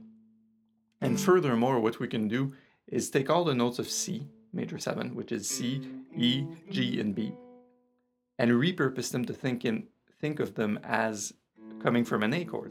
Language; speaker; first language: English; non-native, fluent; French